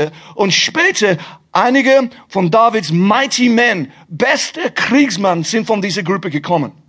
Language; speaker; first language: German; non-native, fluent; English